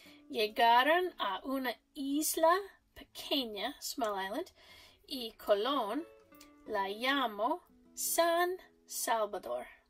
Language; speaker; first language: Spanish; non-native, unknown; English